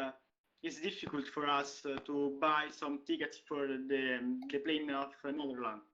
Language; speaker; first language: English; non-native, learner; Italian